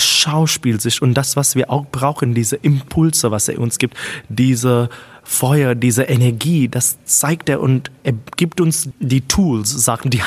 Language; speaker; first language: German; non-native, fluent; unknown